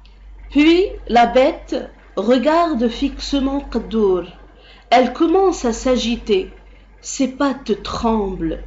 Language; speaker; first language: French; non-native, local second language; Arabic